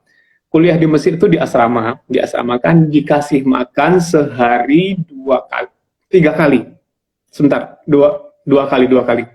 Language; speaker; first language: Indonesian; non-native, local second language; Javanese